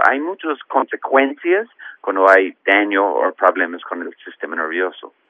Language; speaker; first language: Spanish; non-native, fluent; English